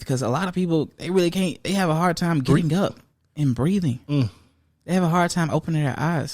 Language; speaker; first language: English; native; English